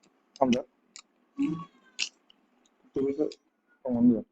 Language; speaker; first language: Korean; non-native, learner; Manipuri